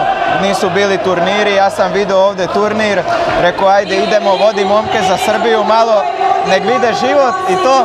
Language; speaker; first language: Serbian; non-native, local second language; Slovak